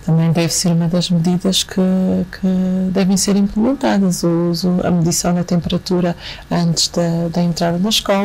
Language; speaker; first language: Portuguese; native; Portuguese